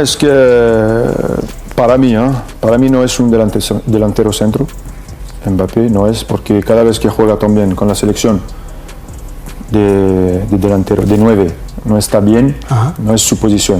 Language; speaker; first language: Spanish; non-native, fluent; French